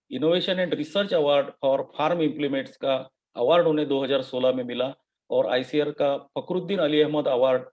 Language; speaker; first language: Hindi; non-native, local second language; Marathi